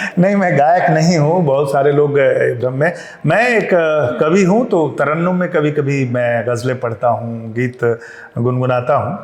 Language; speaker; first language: Hindi; non-native, local second language; Bhojpuri